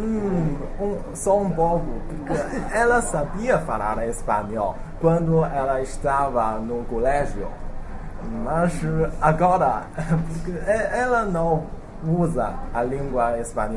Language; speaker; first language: Portuguese; non-native, learner; Chinese